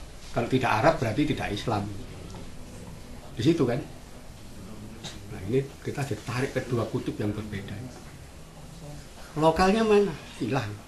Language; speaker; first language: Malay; non-native, local second language; Javanese